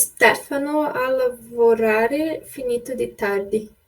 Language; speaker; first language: Italian; non-native, learner; Portuguese